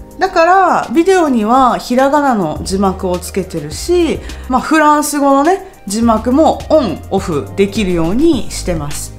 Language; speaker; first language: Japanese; native; Japanese